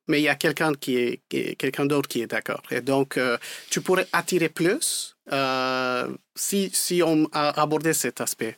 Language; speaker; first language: French; non-native, fluent; Spanish